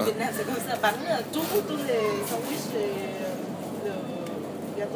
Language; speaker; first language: French; non-native, learner; Vietnamese